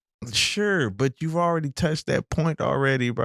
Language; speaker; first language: English; native; English